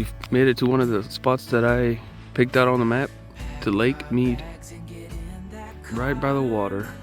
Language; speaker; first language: English; native; English